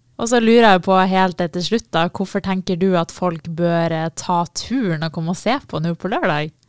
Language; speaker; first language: Norwegian; native; Norwegian